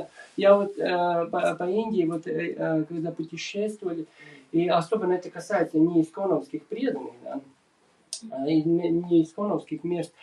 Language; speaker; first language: Russian; native; Russian